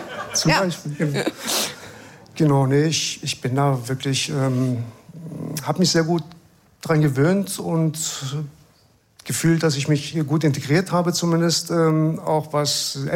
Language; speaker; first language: German; early bilingual, other home language; Persian